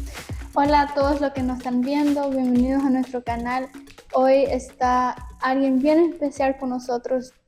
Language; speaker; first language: Spanish; early bilingual, heritage; Spanish